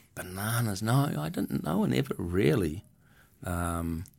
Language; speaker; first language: English; native; English